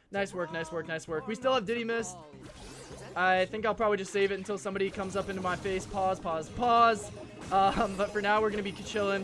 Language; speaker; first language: English; native; English